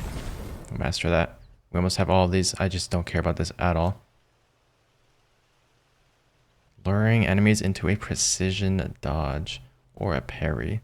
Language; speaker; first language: English; native; English